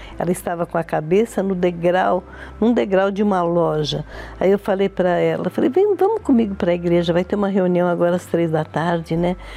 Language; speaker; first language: Portuguese; early bilingual, other home language; Italian